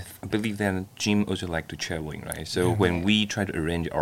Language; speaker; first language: English; non-native, learner; Chinese